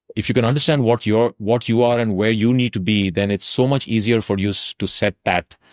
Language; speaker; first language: English; non-native, local second language; Tamil